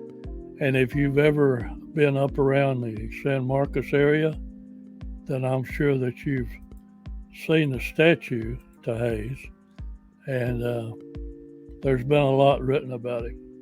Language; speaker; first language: English; native; English